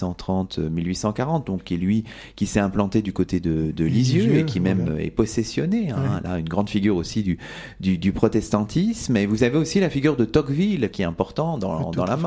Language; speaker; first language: French; native; French